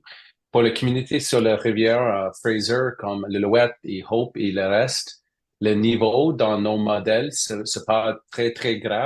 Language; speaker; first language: French; non-native, learner; English